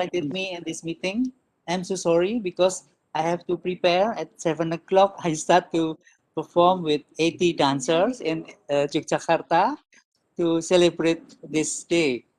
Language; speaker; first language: English; non-native, learner; Indonesian